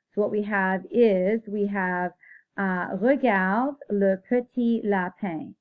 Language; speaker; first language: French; non-native, fluent; English